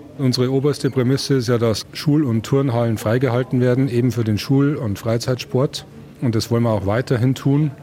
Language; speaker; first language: German; native; German